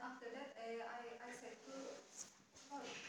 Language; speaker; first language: English; non-native, learner; Turkish